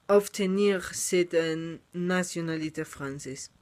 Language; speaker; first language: French; non-native, learner; Spanish